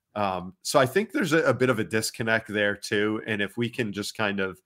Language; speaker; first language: English; native; English